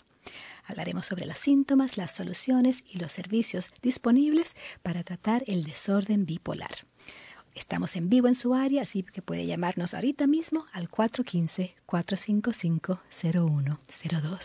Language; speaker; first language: Spanish; native; Spanish